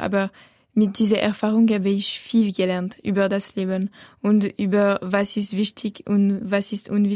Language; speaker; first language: German; non-native, local second language; French